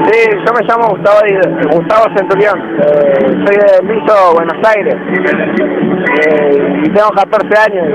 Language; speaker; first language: Spanish; native; Spanish